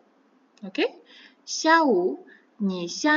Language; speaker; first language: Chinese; non-native, fluent; Kazakh